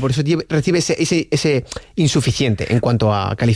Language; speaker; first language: Spanish; native; Spanish